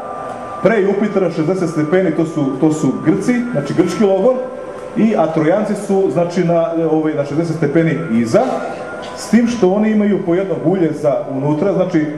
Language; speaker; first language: Serbian; native; Serbian